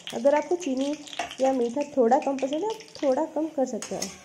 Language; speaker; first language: Hindi; non-native, local second language; Odia